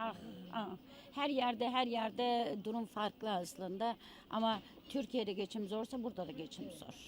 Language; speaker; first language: Turkish; early bilingual, other home language; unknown